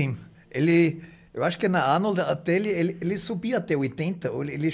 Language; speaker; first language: Portuguese; non-native, fluent; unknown